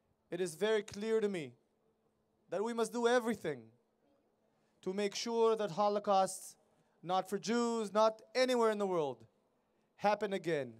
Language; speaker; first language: English; non-native, fluent; Hebrew